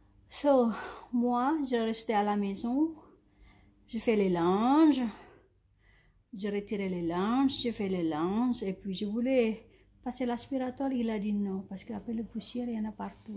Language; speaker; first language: French; non-native, fluent; Indonesian